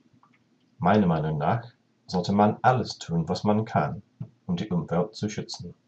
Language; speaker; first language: German; non-native, learner; English